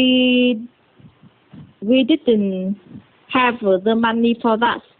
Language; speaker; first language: English; non-native, learner; Vietnamese